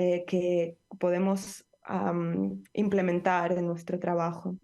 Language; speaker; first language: Spanish; non-native, fluent; Ukrainian